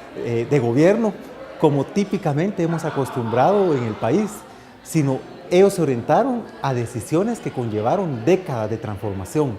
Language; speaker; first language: Spanish; native; Spanish